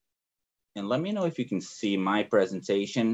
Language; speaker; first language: English; non-native, fluent; Portuguese